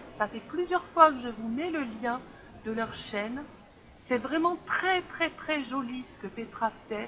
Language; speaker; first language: French; native; French